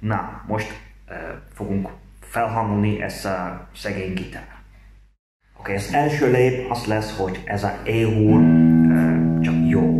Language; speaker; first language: Hungarian; non-native, learner; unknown